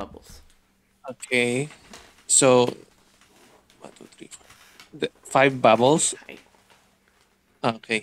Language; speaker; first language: English; non-native, learner; Spanish